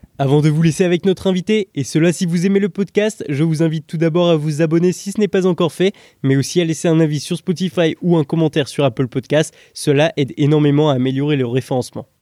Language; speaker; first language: French; native; French